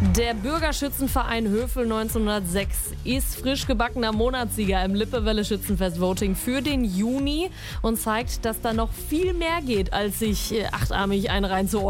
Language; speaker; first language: German; native; German